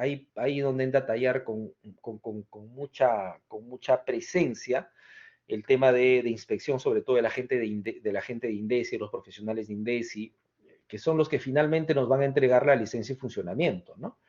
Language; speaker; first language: Spanish; native; Spanish